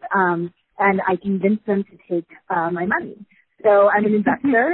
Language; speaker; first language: English; native; English